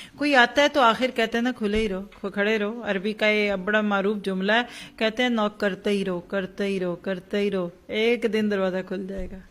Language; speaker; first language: Urdu; native; Urdu